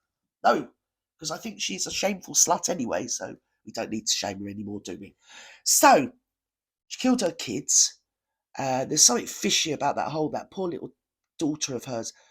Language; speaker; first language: English; native; English